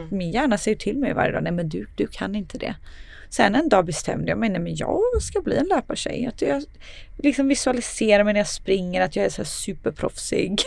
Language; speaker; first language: Swedish; early bilingual, other home language; Serbian